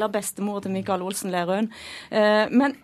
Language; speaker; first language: Norwegian; native; Norwegian